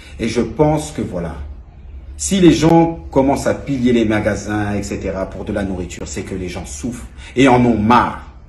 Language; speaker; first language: French; native; French